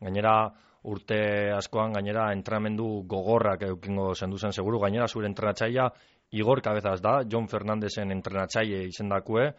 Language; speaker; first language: Basque; native; Basque